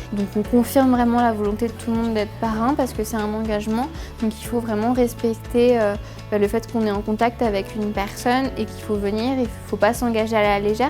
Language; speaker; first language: French; native; French